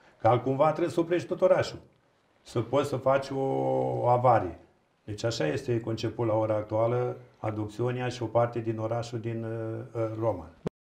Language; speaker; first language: Romanian; native; Romanian